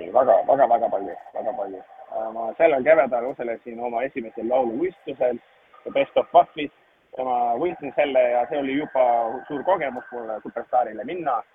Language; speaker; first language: Estonian; non-native, fluent; Turkish